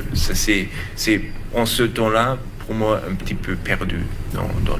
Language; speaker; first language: French; non-native, learner; German